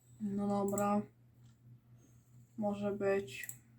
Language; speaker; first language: Polish; native; Polish